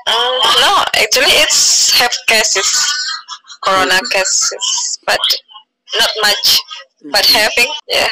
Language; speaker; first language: English; non-native, learner; Indonesian